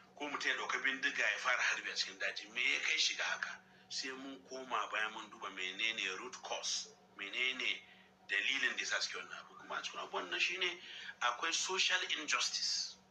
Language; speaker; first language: Hausa; non-native, local second language; Fula